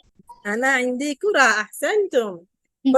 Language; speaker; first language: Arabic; non-native, fluent; Urdu